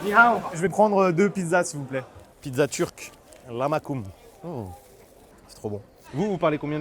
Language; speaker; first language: French; native; French